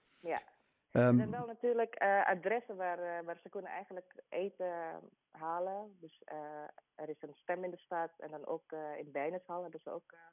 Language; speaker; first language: Dutch; non-native, learner; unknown